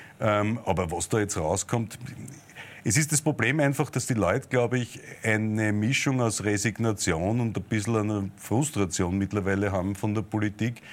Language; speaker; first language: German; native; German